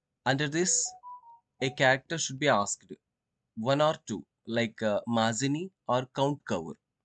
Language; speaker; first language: English; non-native, local second language; Telugu